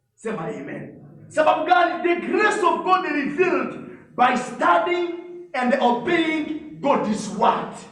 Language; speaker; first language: English; non-native, local second language; Swahili